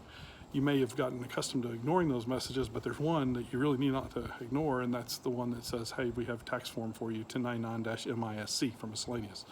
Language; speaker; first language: English; native; English